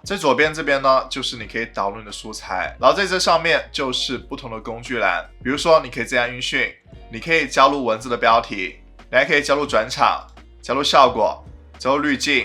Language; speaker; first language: Chinese; native; Chinese